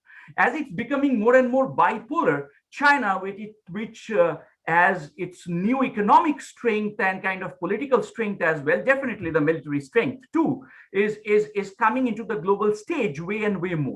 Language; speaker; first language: English; non-native, local second language; Bangla